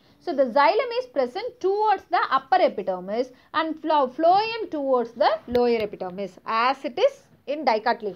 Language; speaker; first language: English; non-native, local second language; Tamil